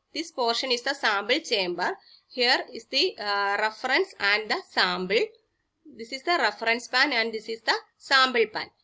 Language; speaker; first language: English; non-native, local second language; Malayalam